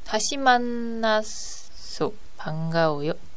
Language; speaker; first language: Korean; non-native, learner; Japanese